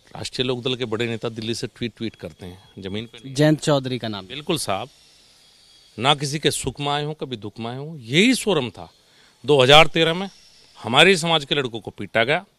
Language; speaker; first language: Hindi; native; Hindi